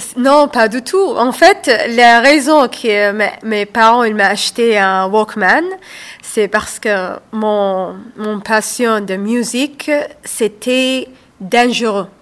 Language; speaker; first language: French; non-native, fluent; Arabic